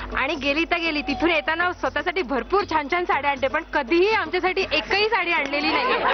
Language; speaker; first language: Marathi; non-native, local second language; Gujarati